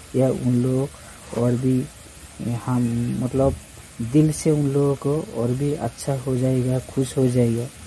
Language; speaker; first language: Hindi; non-native, local second language; Bangla